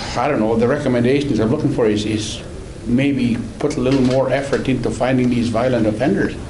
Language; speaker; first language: English; native; English